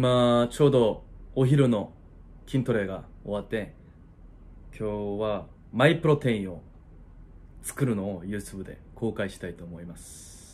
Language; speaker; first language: Japanese; non-native, fluent; Korean